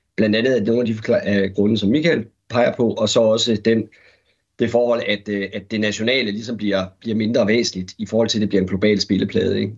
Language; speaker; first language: Danish; native; Danish